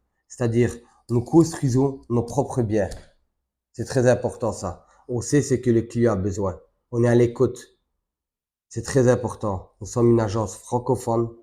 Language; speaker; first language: French; non-native, fluent; Turkish